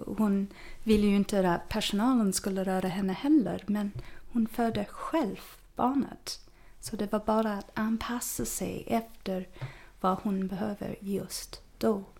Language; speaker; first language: Swedish; non-native, fluent; English